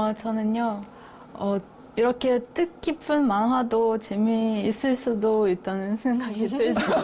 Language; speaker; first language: Korean; non-native, fluent; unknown